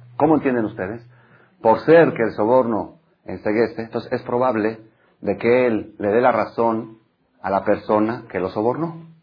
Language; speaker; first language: Spanish; non-native, fluent; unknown